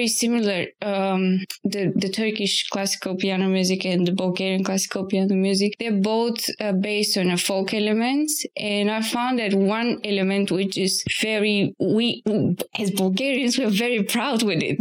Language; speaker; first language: English; non-native, fluent; Bulgarian